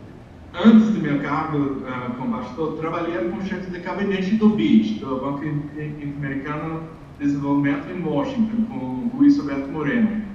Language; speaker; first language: Portuguese; non-native, fluent; English